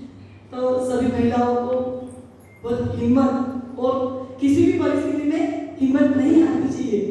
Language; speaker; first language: Hindi; non-native, local second language; Gujarati